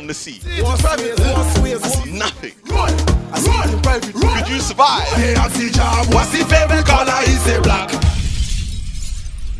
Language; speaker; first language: English; native; English